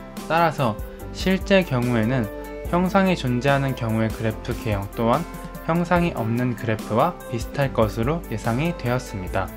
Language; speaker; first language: Korean; native; Korean